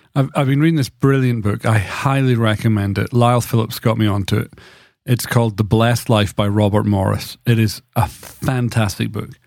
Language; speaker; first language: English; native; English